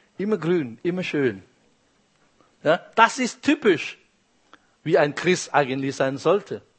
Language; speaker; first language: German; non-native, fluent; Indonesian